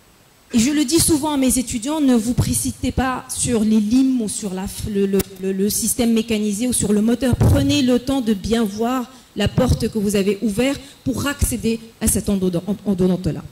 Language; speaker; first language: French; non-native, local second language; Arabic